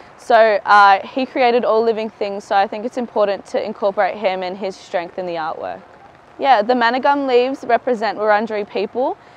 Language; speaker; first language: English; native; English